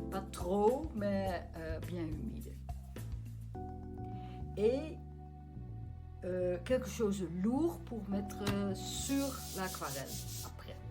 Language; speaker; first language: French; non-native, fluent; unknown